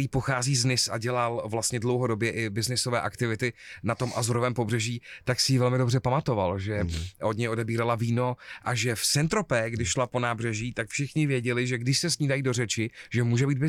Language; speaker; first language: Czech; native; Czech